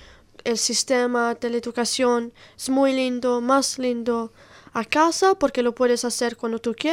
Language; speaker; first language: Spanish; non-native, learner; Italian